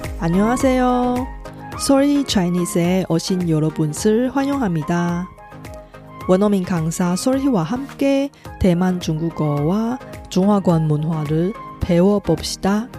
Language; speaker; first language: Korean; non-native, fluent; Chinese